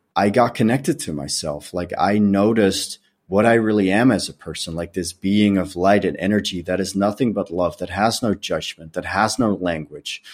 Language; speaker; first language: English; non-native, fluent; Dutch